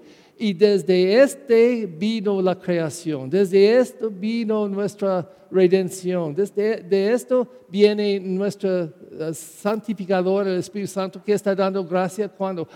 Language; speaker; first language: Spanish; non-native, fluent; English